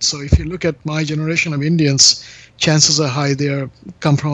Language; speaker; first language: English; non-native, local second language; Bangla